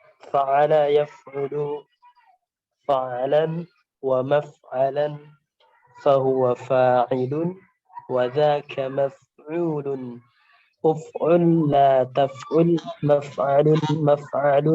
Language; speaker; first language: Arabic; non-native, learner; Indonesian